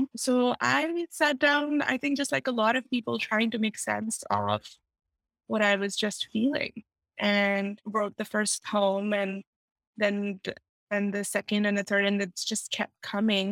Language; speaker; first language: English; non-native, local second language; Urdu